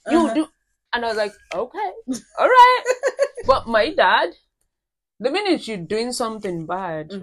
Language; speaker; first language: English; non-native, local second language; Yoruba